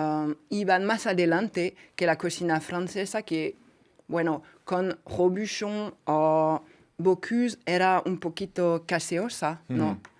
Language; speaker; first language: Spanish; non-native, fluent; French